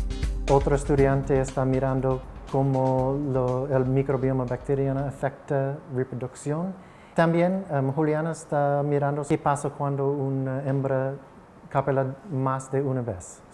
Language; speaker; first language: Spanish; non-native, fluent; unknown